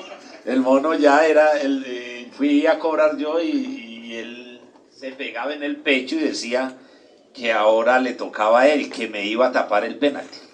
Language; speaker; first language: Spanish; native; Spanish